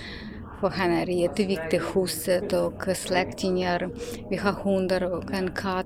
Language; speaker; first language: Swedish; non-native, learner; Ukrainian